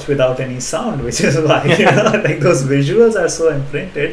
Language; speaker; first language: English; non-native, local second language; Hindi